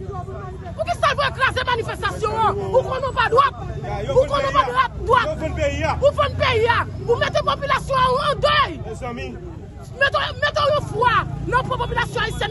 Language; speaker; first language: Haitian Creole; native; Haitian Creole